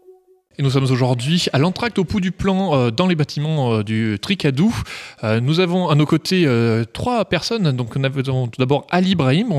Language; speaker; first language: French; native; French